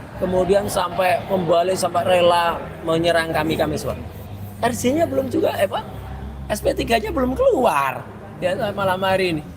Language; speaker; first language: Indonesian; native; Indonesian